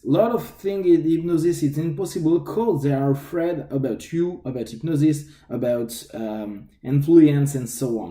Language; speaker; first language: English; non-native, fluent; French